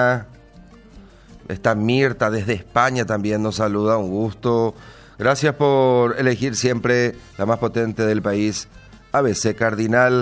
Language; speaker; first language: Spanish; native; Spanish